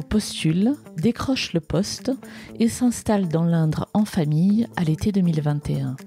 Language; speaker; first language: French; native; French